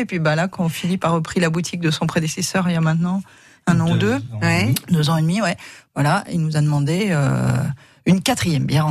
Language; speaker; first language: French; native; French